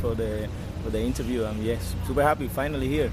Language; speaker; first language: English; non-native, fluent; Spanish